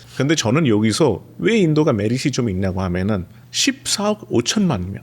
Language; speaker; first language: Korean; non-native, fluent; Hindi